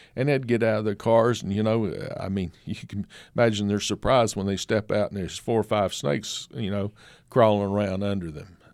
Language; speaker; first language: English; native; English